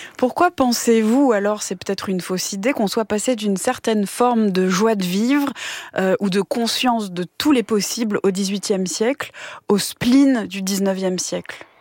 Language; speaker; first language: French; native; French